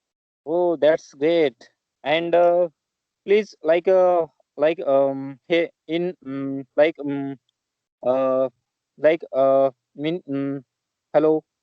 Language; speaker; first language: English; non-native, learner; Marathi